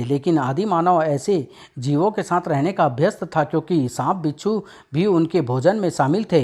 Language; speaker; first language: Hindi; native; Hindi